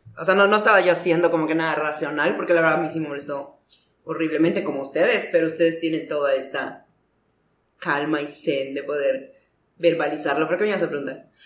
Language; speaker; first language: Spanish; native; Spanish